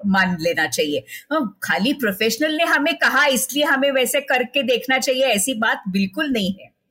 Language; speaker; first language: Hindi; non-native, local second language; Marathi